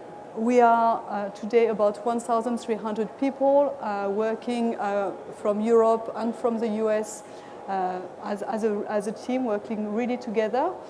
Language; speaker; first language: English; non-native, fluent; French